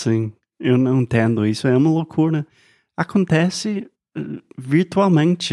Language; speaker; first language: Portuguese; non-native, fluent; English